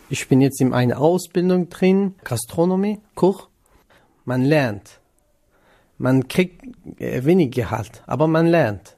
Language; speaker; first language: German; non-native, learner; Kurdish